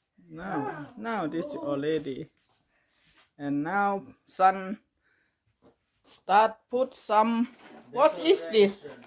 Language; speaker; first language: English; non-native, learner; Thai